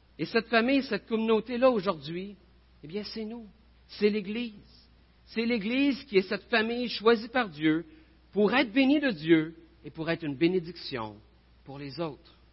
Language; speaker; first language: French; native; French